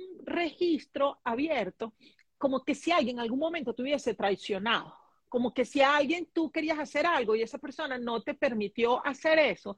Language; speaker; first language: Spanish; native; Spanish